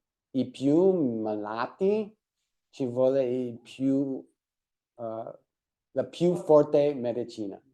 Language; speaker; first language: Italian; non-native, fluent; English